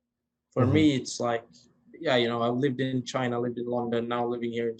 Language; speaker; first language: English; non-native, fluent; Swedish